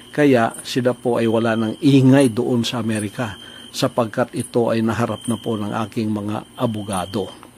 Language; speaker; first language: Filipino; native; Filipino